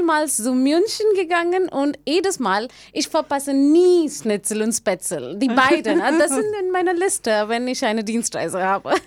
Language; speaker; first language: German; non-native, fluent; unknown